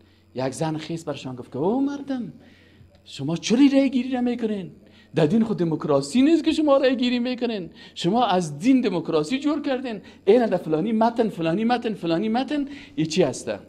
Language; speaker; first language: Persian; native; Persian